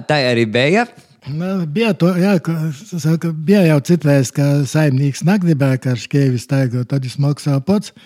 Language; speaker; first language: Latvian; native; Latvian